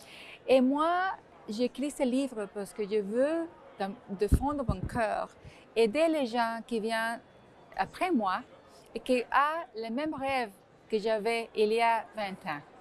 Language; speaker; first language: French; non-native, fluent; Spanish